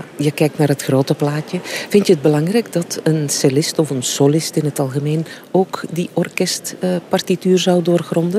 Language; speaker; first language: Dutch; native; Dutch